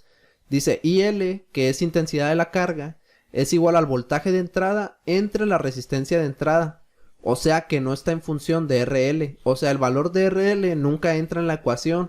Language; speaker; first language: Spanish; native; Spanish